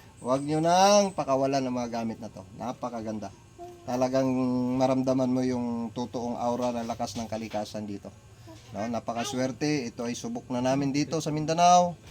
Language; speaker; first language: Filipino; non-native, local second language; Cebuano